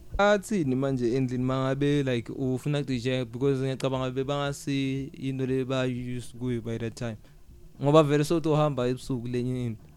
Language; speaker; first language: Zulu; non-native, local second language; Swati